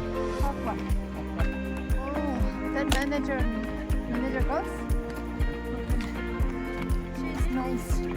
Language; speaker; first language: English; non-native, learner; Tibetan